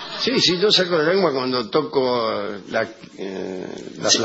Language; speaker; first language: Spanish; native; Spanish